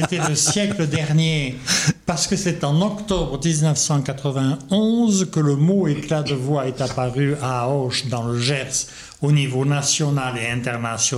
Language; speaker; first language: French; native; French